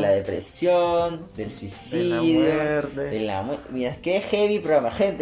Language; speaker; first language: Spanish; native; Spanish